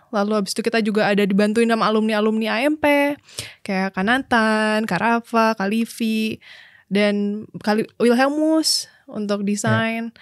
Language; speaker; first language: Indonesian; native; Indonesian